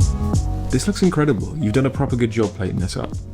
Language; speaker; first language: English; native; English